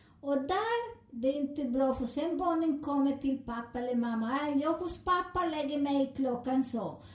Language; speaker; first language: Swedish; non-native, fluent; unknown